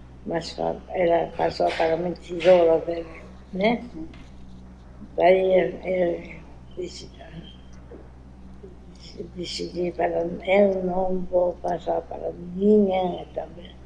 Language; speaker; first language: Portuguese; non-native, learner; Japanese